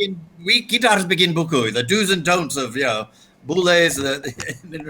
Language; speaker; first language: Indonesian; non-native, fluent; English